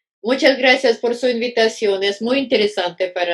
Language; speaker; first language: Spanish; non-native, fluent; Russian